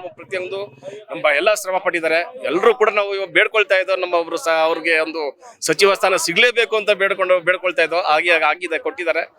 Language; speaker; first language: Kannada; non-native, local second language; Lambadi